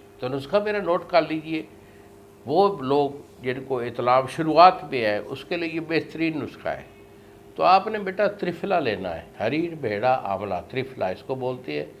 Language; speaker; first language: Urdu; non-native, local second language; Punjabi